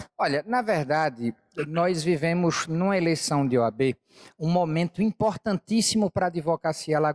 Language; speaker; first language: Portuguese; native; Portuguese